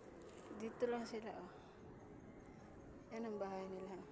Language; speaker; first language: Filipino; non-native, local second language; Cebuano